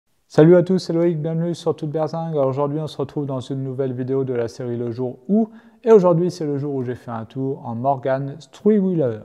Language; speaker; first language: French; native; French